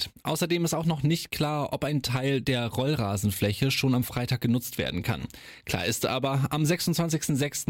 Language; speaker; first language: German; native; German